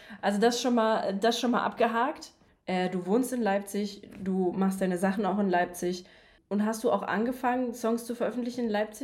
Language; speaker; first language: German; native; German